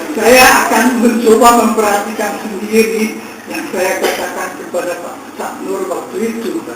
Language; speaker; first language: Indonesian; non-native, fluent; German